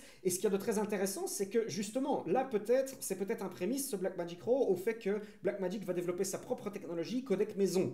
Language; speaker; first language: French; native; French